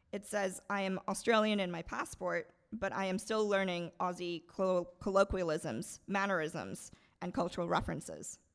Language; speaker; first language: English; non-native, local second language; Bangla